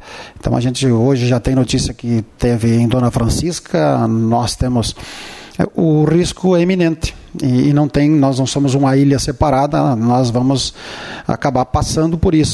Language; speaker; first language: Portuguese; native; Portuguese